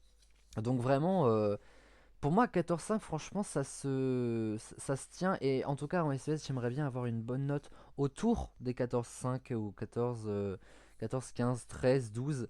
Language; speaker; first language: French; native; French